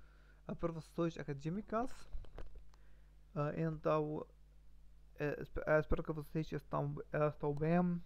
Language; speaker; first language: Portuguese; non-native, learner; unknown